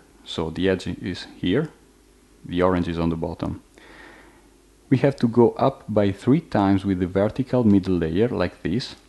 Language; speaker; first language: English; non-native, fluent; Italian